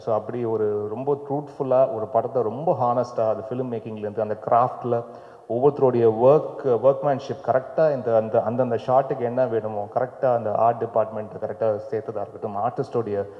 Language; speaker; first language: Tamil; native; Tamil